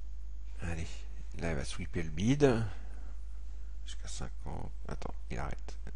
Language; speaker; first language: French; native; French